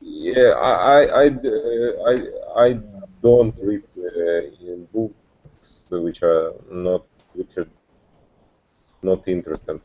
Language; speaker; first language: English; non-native, learner; Russian